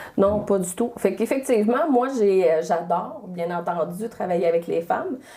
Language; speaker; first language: French; native; French